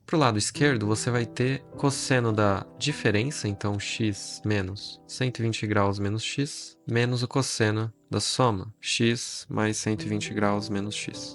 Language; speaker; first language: Portuguese; native; Portuguese